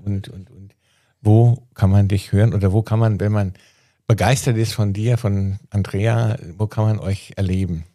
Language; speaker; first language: German; native; German